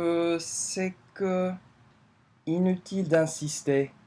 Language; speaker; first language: French; non-native, fluent; English